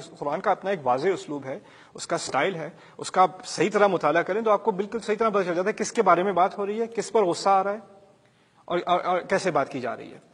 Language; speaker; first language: Urdu; early bilingual, heritage; Urdu